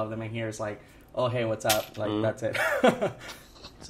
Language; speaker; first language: English; non-native, fluent; Spanish